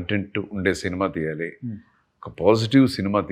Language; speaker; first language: Telugu; native; Telugu